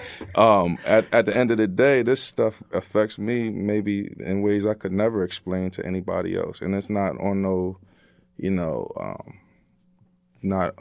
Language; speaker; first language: English; native; English